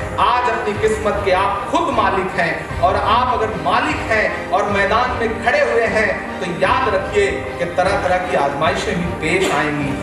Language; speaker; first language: Urdu; native; Urdu